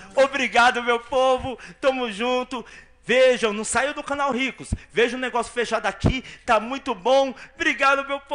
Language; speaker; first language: Portuguese; native; Portuguese